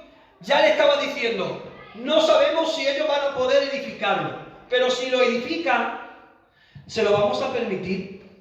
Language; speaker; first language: Spanish; native; Spanish